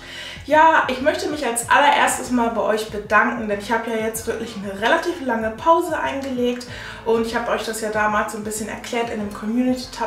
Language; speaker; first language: German; native; German